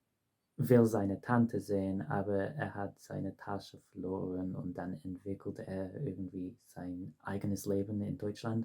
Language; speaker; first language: German; non-native, fluent; English